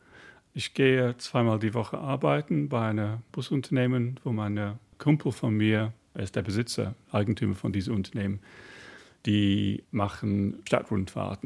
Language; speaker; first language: German; non-native, fluent; English